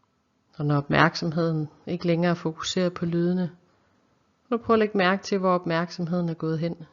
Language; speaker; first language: Danish; native; Danish